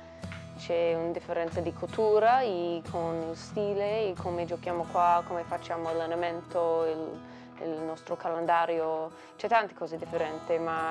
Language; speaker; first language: Italian; non-native, learner; English